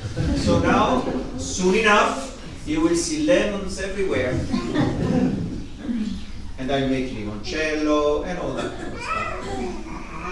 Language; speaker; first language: English; non-native, fluent; Italian